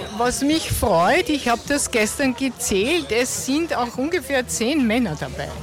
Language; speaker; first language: German; native; German